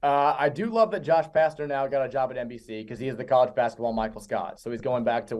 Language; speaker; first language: English; native; English